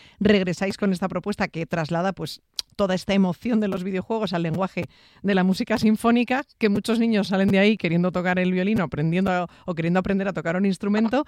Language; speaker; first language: Spanish; native; Spanish